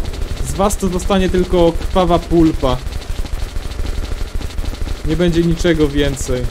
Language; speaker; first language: Polish; native; Polish